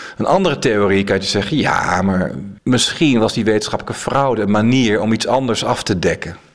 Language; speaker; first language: Dutch; native; Dutch